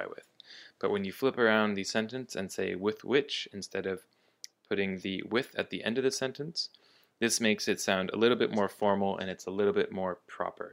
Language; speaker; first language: English; native; English